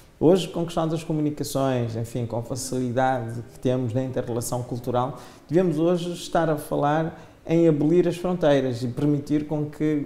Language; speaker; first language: Portuguese; non-native, local second language; Kabuverdianu